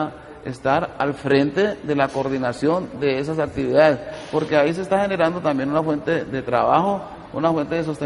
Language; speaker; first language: Spanish; native; Spanish